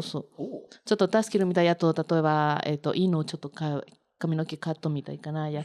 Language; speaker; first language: Japanese; non-native, learner; Spanish